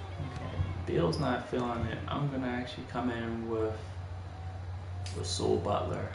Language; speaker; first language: English; native; English